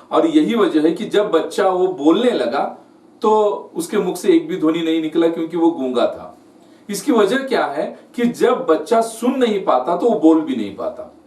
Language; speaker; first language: Hindi; non-native, local second language; Marathi